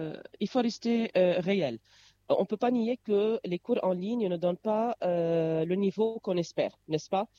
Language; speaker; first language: French; non-native, local second language; Arabic